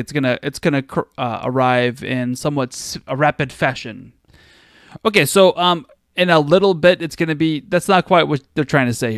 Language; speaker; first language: English; native; English